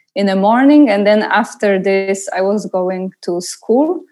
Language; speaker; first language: English; non-native, fluent; Polish